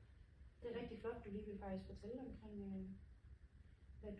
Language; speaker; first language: Danish; native; Danish